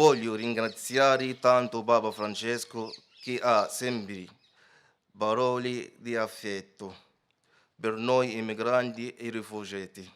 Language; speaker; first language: Italian; non-native, fluent; Arabic